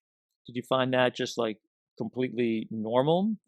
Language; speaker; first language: English; native; English